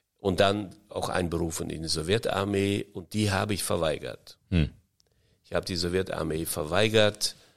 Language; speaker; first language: German; early bilingual, heritage; German